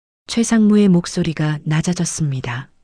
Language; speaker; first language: Korean; native; Korean